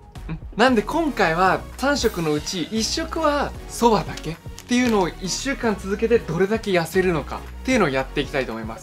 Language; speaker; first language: Japanese; native; Japanese